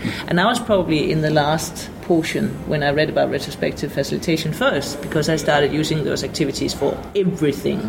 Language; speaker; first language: English; non-native, fluent; Danish